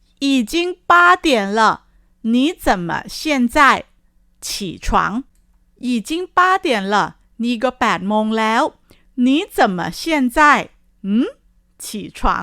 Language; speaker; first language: Chinese; non-native, fluent; Thai